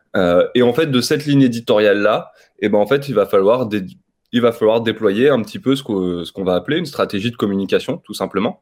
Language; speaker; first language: French; native; French